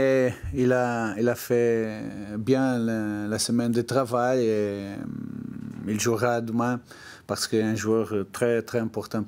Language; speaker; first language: French; non-native, learner; Portuguese